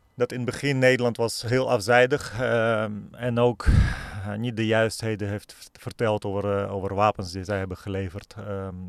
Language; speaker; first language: Dutch; non-native, fluent; Ukrainian